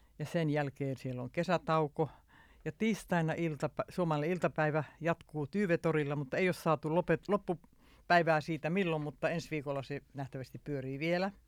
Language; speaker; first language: Finnish; early bilingual, heritage; Finnish